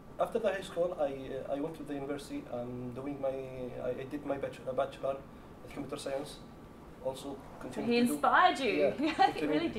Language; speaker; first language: English; non-native, learner; Arabic